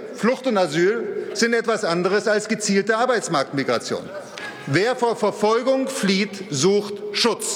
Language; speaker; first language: German; native; German